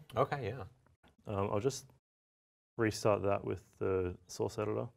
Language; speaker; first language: English; native; English